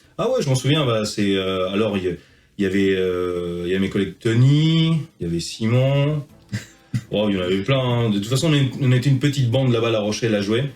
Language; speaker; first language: French; early bilingual, heritage; French